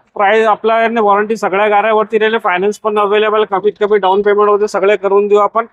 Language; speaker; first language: Marathi; non-native, local second language; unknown